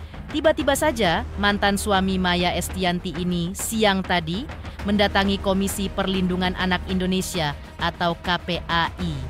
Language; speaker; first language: Indonesian; native; Indonesian